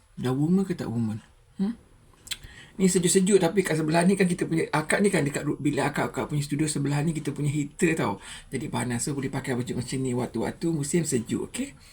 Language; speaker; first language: Malay; native; Malay